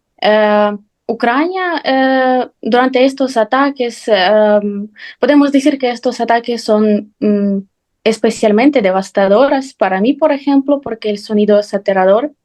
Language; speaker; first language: Spanish; non-native, fluent; Ukrainian